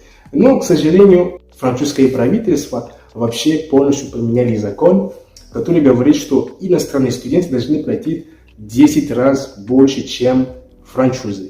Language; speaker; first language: Russian; non-native, fluent; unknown